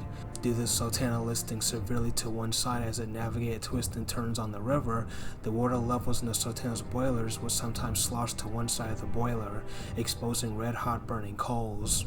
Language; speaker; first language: English; native; English